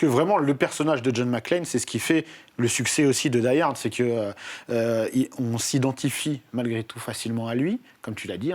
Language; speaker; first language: French; native; French